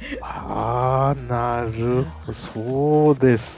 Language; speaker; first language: Japanese; native; Japanese